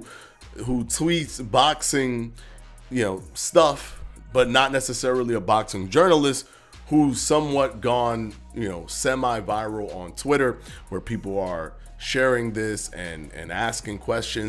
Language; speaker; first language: English; native; English